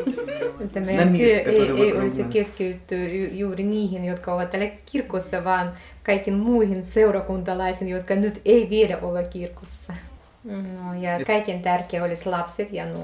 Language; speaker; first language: Finnish; non-native, fluent; Russian